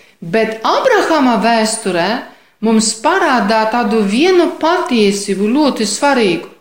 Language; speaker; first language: Latvian; non-native, fluent; Polish